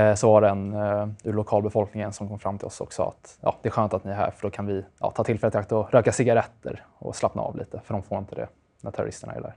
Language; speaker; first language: Swedish; native; Swedish